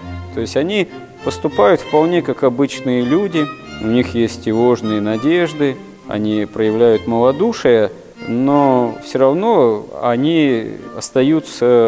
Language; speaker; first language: Russian; native; Russian